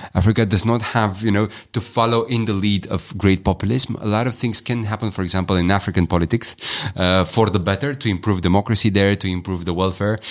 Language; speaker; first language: English; non-native, fluent; Romanian